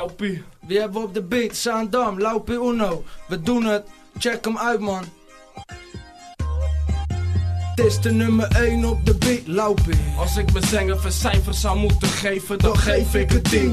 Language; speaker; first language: Dutch; native; Dutch